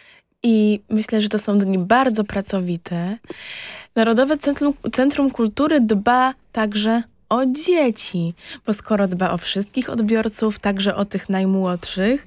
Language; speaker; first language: Polish; native; Polish